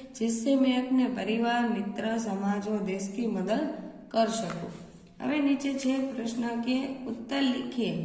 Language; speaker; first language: Hindi; non-native, local second language; Gujarati